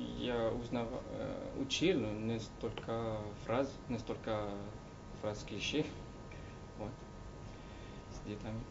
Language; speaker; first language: Russian; non-native, learner; French